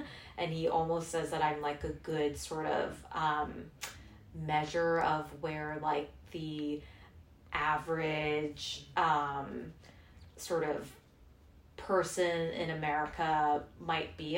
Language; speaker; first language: English; non-native, local second language; Korean